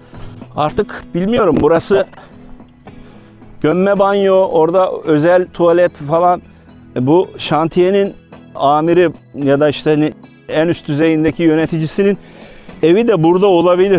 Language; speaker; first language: Turkish; native; Turkish